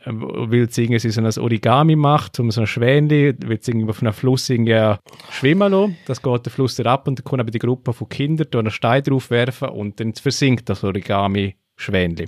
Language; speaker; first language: German; native; German